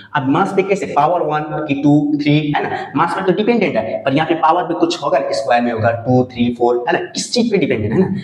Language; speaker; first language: Hindi; non-native, local second language; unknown